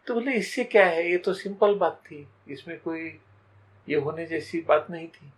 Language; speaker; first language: Hindi; non-native, local second language; Marathi